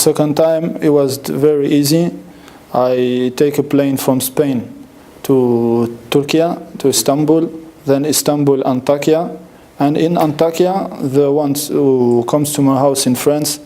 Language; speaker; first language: English; non-native, fluent; French